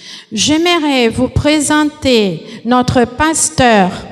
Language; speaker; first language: French; non-native, fluent; Portuguese